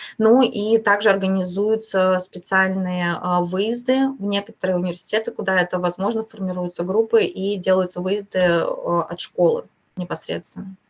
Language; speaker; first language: Russian; native; Russian